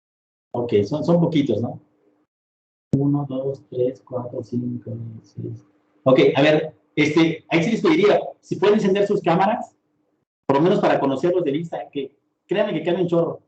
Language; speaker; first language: Spanish; native; Spanish